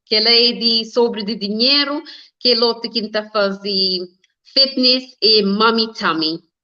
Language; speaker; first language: Portuguese; non-native, learner; Kabuverdianu